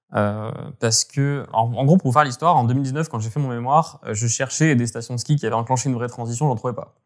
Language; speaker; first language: French; native; French